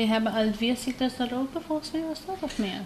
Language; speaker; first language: Dutch; non-native, local second language; Papiamento